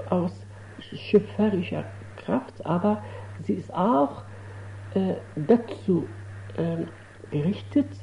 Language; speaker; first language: German; non-native, fluent; Arabic